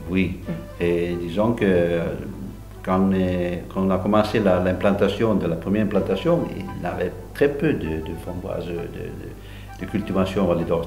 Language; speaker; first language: French; non-native, local second language; Italian